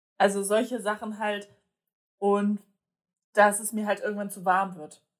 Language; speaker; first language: German; early bilingual, other home language; Polish